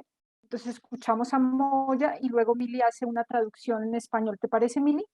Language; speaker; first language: Spanish; native; Spanish